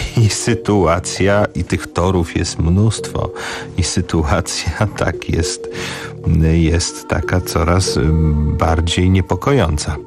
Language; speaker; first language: Polish; native; Polish